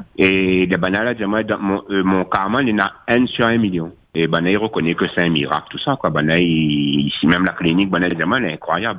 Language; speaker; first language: French; non-native, local second language; Réunion Creole French